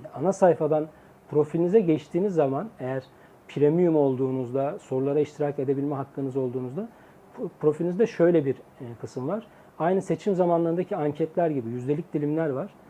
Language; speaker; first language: Turkish; native; Turkish